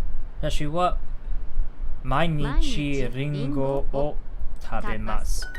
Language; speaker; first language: Japanese; non-native, learner; English